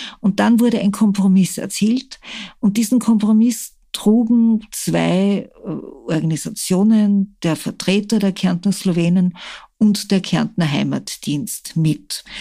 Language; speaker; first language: German; native; German